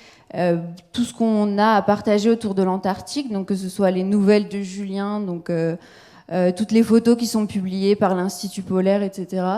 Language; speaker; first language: French; native; French